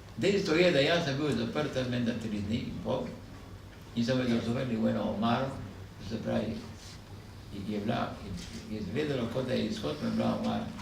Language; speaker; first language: Slovenian; native; Slovenian